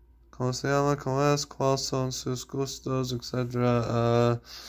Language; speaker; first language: Spanish; non-native, learner; English